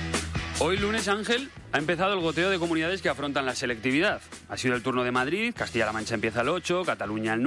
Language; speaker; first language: Spanish; native; Spanish